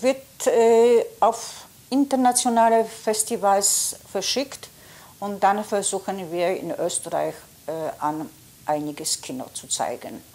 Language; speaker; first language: German; non-native, fluent; Polish